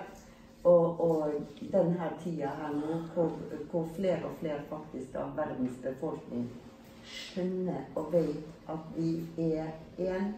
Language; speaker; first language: Norwegian; native; Norwegian